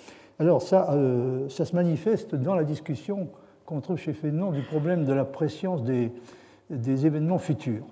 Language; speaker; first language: French; native; French